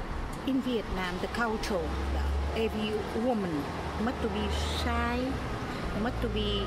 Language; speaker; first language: English; non-native, learner; Vietnamese